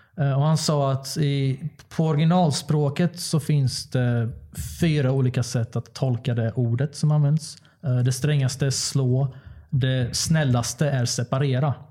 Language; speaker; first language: Swedish; early bilingual, other home language; Bosnian